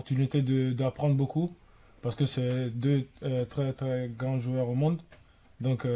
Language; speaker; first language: French; non-native, learner; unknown